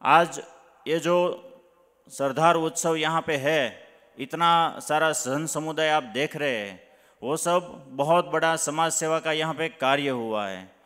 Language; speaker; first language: Hindi; non-native, local second language; Gujarati